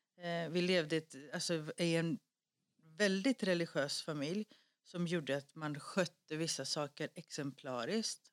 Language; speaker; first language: Swedish; early bilingual, other home language; Greek